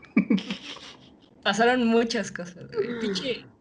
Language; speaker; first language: Spanish; native; Spanish